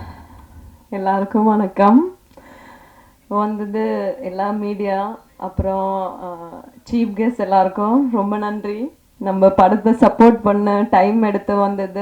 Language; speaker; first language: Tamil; non-native, fluent; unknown